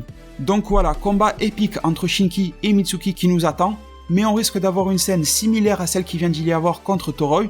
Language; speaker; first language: French; native; French